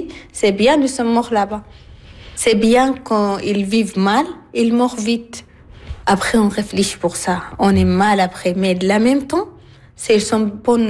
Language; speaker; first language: French; non-native, learner; Arabic